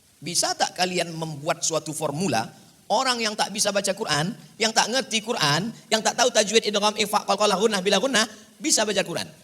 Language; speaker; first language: Indonesian; native; Indonesian